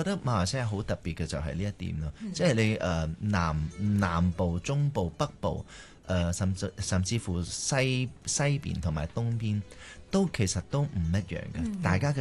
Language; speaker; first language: Cantonese; early bilingual, heritage; Cantonese